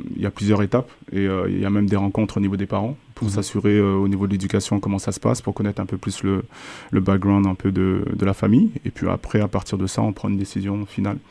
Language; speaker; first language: French; native; French